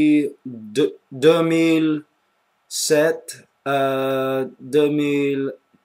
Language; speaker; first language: French; non-native, local second language; English